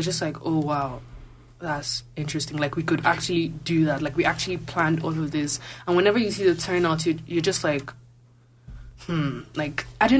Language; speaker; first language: English; non-native, local second language; Igbo